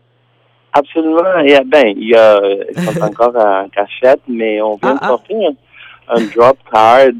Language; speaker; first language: French; non-native, fluent; Tsonga